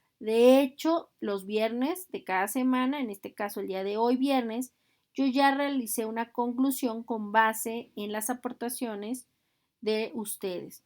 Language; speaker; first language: Spanish; native; Spanish